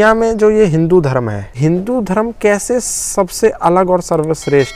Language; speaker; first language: Hindi; native; Hindi